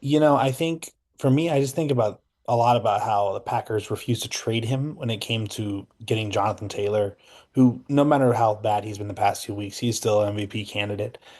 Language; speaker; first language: English; native; English